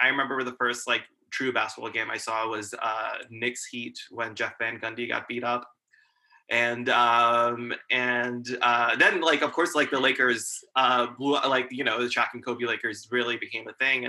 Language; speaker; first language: English; early bilingual, other home language; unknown